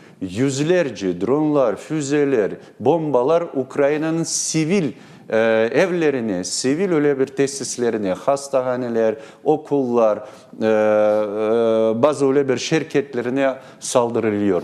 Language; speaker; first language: Turkish; non-native, learner; Crimean Tatar